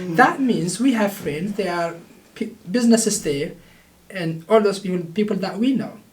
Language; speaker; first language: English; non-native, fluent; Oromo